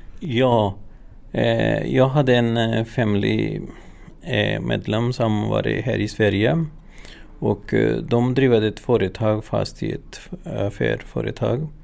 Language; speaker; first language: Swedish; non-native, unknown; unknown